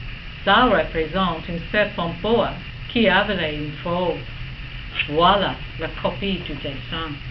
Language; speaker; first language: French; non-native, learner; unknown